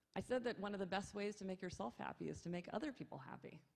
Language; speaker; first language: English; native; English